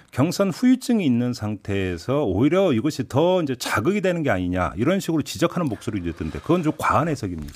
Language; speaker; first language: Korean; native; Korean